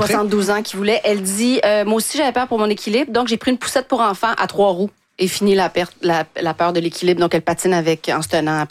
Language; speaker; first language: French; native; French